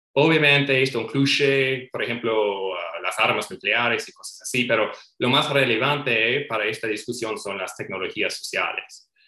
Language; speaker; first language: Spanish; non-native, fluent; English